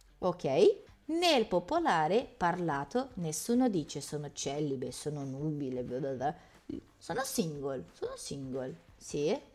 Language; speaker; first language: Italian; non-native, fluent; Portuguese